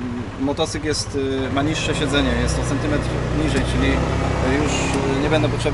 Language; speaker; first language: Polish; native; Polish